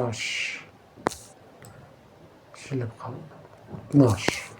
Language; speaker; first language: Arabic; native; Arabic